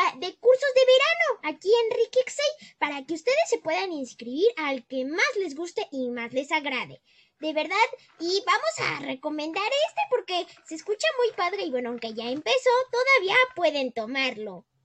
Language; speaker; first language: Spanish; native; Spanish